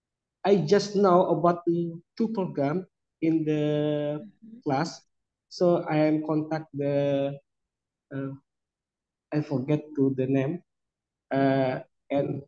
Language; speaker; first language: English; non-native, learner; Indonesian